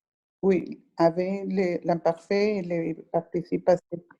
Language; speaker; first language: French; non-native, learner; Spanish